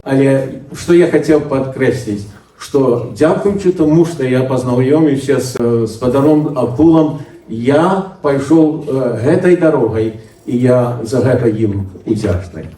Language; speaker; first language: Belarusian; early bilingual, heritage; Belarusian